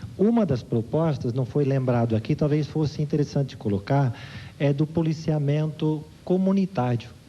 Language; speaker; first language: Portuguese; native; Portuguese